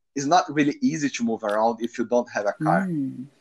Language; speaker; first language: English; non-native, learner; Portuguese